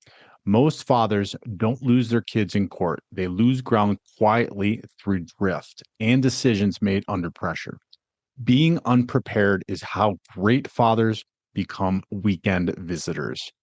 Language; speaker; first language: English; native; English